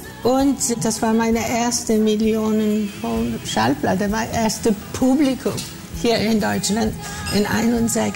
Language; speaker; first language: German; non-native, fluent; Greek